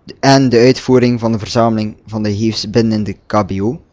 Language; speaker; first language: Dutch; native; Dutch